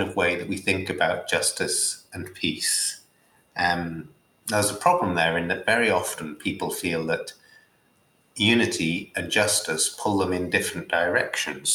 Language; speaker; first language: English; native; English